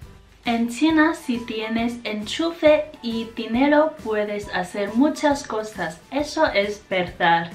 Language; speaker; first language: Spanish; non-native, fluent; Chinese